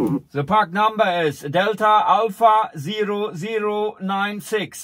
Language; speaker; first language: English; non-native, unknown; German